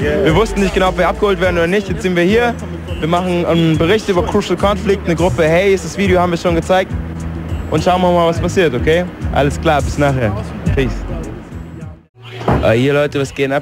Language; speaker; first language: German; native; German